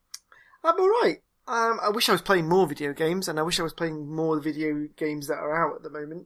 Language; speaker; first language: English; native; English